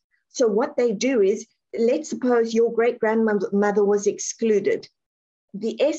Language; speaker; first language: English; native; English